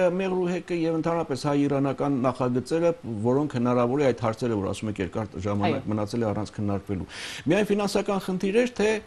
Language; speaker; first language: Armenian; native; Armenian